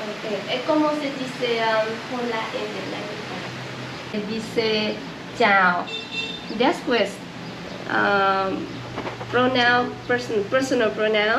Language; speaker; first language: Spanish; non-native, learner; Japanese